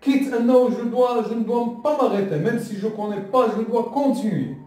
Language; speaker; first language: French; non-native, local second language; Arabic